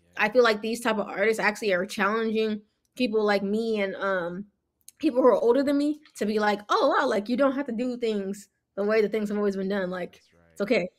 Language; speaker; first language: English; early bilingual, other home language; Yoruba